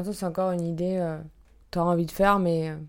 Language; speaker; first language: French; native; French